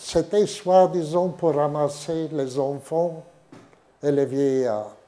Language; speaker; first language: French; non-native, fluent; Yiddish